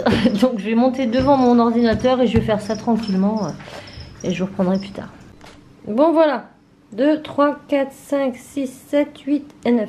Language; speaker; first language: French; native; French